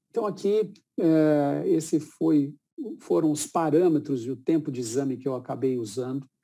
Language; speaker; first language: Portuguese; native; Portuguese